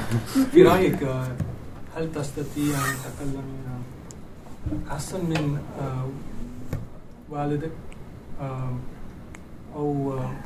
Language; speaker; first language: Arabic; non-native, learner; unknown